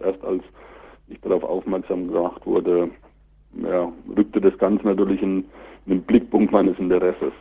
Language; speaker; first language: German; native; German